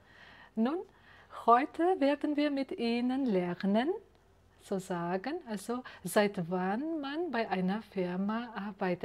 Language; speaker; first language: German; non-native, fluent; Uzbek